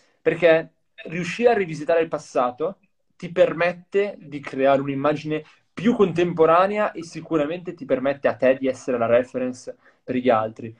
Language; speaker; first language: Italian; native; Italian